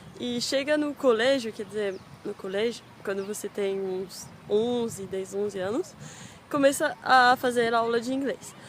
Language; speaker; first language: Portuguese; non-native, fluent; French